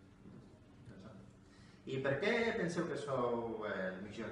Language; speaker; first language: Catalan; non-native, learner; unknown